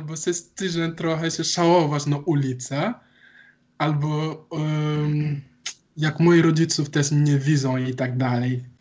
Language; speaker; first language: Polish; non-native, learner; Wolof